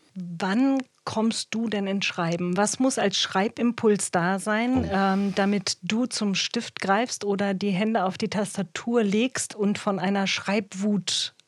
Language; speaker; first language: German; native; German